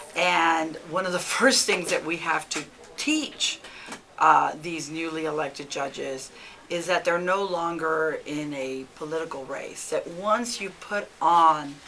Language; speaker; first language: English; early bilingual, other home language; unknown